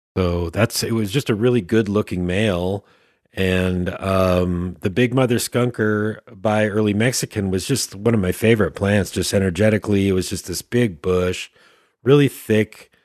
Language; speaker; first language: English; native; English